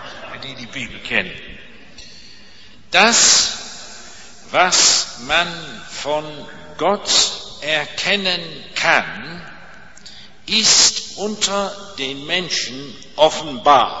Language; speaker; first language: German; non-native, fluent; English